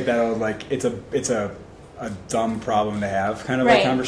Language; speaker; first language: English; native; English